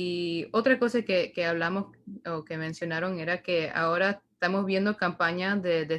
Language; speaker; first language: Spanish; early bilingual, heritage; Spanish